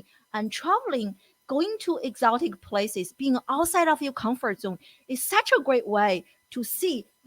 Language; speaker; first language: English; non-native, fluent; Chinese